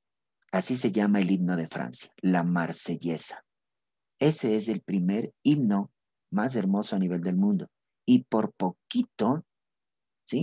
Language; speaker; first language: Spanish; native; Spanish